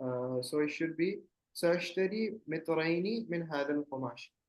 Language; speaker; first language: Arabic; non-native, learner; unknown